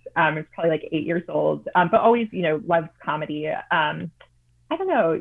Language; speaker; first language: English; native; English